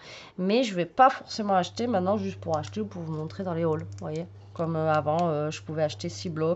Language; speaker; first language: French; native; French